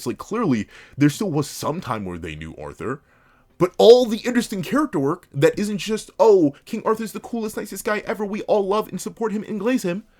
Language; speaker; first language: English; native; English